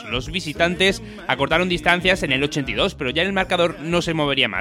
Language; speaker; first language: Spanish; native; Spanish